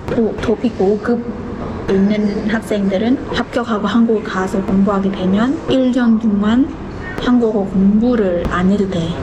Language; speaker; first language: Korean; non-native, fluent; Khmer